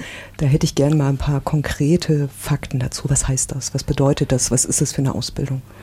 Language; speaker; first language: German; native; German